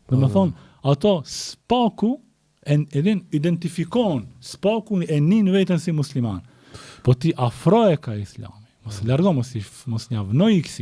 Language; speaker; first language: Albanian; native; Albanian